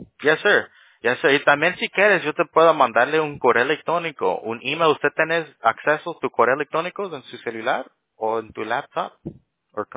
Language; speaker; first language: Spanish; early bilingual, heritage; Spanish